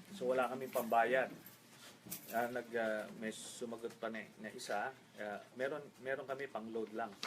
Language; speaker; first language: Filipino; native; Filipino